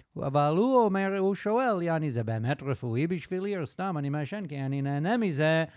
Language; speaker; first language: Hebrew; native; Hebrew